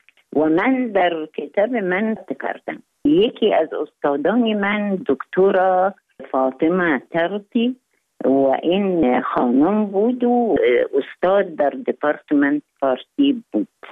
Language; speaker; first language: Persian; non-native, learner; Arabic